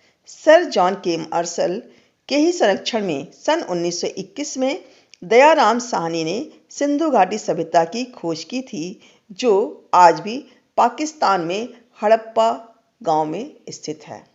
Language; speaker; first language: Hindi; native; Hindi